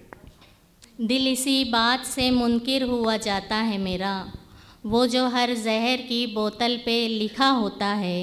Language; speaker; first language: Hindi; native; Hindi